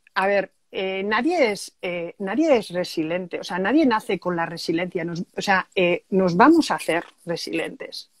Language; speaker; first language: Spanish; native; Spanish